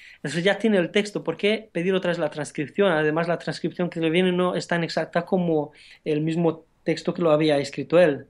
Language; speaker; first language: Spanish; non-native, fluent; Romanian